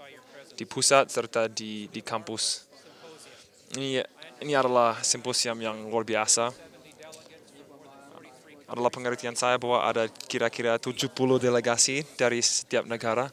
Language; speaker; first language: Indonesian; non-native, fluent; English